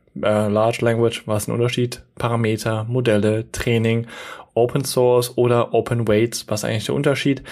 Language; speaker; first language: German; native; German